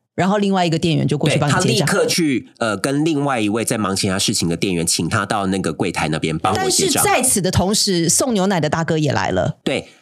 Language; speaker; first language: Chinese; native; Chinese